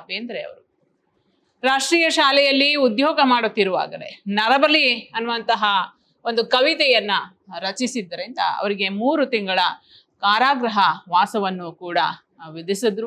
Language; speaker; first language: Kannada; native; Kannada